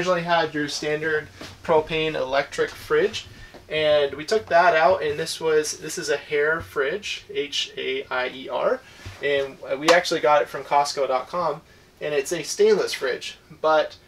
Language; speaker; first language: English; native; English